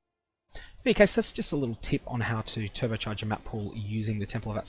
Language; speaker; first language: English; native; English